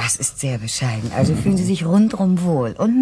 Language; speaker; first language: German; native; German